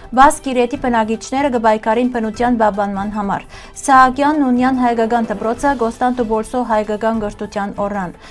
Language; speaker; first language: Armenian; early bilingual, heritage; Armenian